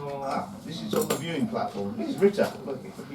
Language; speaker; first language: English; native; English